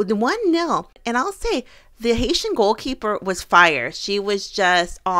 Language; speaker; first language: English; native; English